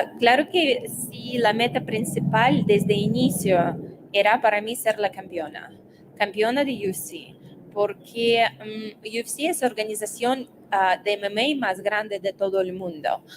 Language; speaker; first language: Spanish; non-native, fluent; Russian